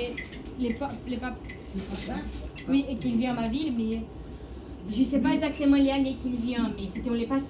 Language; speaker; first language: French; non-native, learner; Portuguese